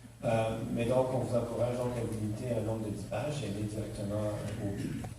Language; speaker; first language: French; native; French